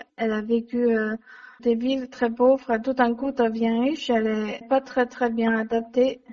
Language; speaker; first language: French; non-native, learner; Chinese